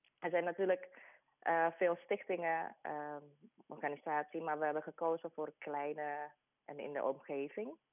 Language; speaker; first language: Dutch; non-native, learner; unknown